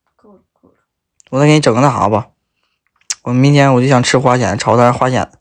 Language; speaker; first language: Chinese; native; Chinese